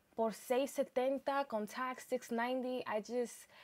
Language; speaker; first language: Spanish; early bilingual, heritage; Spanish